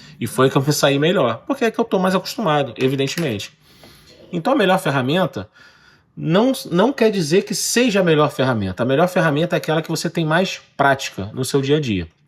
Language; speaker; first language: Portuguese; native; Portuguese